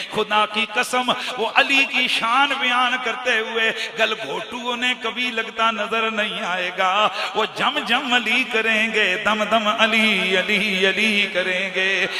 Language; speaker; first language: Urdu; non-native, local second language; Punjabi